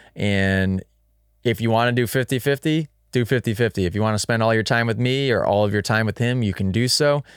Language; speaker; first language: English; native; English